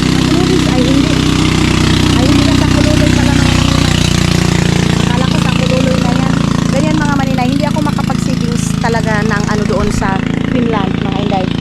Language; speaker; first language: Filipino; non-native, local second language; Cebuano